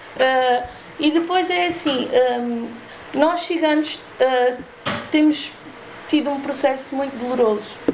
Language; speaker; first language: Portuguese; native; Portuguese